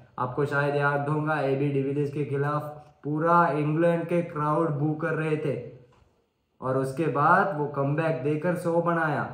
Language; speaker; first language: Hindi; non-native, learner; Sinhala